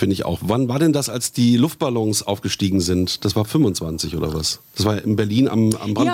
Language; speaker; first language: German; native; German